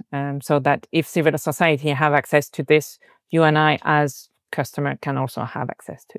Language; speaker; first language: English; non-native, fluent; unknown